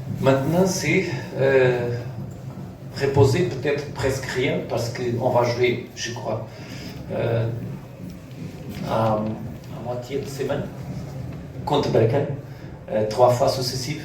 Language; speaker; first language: French; non-native, learner; Portuguese